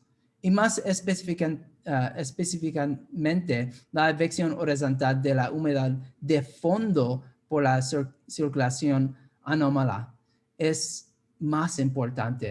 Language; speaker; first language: Spanish; non-native, fluent; English